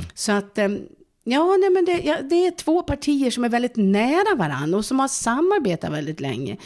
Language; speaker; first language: Swedish; native; Swedish